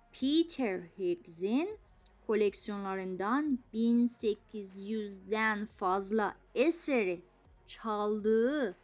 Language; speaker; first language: Turkish; non-native, fluent; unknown